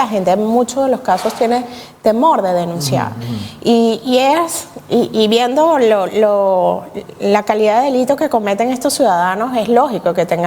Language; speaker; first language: Spanish; native; Spanish